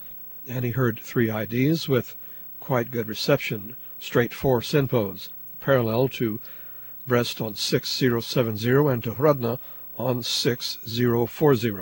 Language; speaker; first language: English; native; English